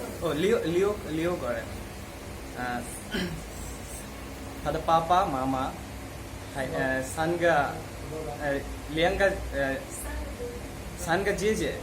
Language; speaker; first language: Chinese; non-native, learner; Bangla